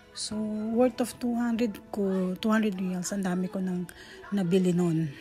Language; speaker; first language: Filipino; native; Filipino